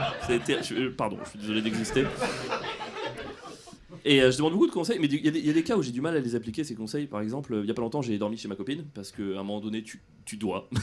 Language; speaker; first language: French; native; French